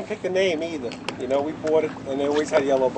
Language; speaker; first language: English; native; English